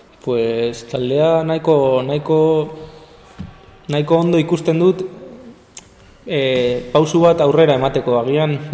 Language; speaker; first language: Basque; non-native, local second language; Spanish